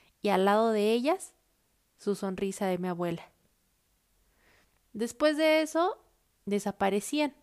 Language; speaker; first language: Spanish; native; Spanish